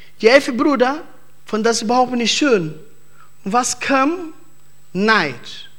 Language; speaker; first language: German; non-native, fluent; Portuguese